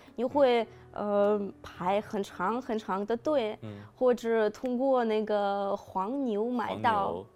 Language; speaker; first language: Chinese; non-native, fluent; Russian